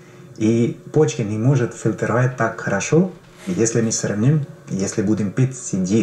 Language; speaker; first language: Russian; non-native, learner; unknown